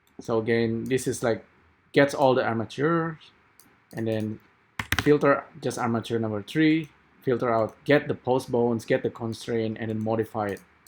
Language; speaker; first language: English; non-native, fluent; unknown